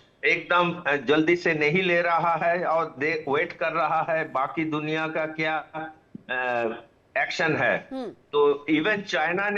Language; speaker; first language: Hindi; non-native, local second language; Bangla